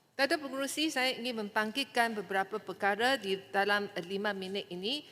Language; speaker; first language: Malay; non-native, local second language; Chinese